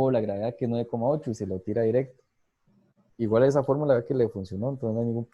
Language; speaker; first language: Spanish; native; Spanish